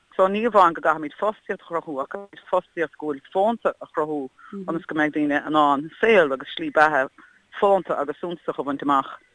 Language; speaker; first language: Irish; native; Irish